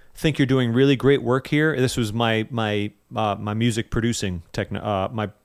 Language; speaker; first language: English; native; English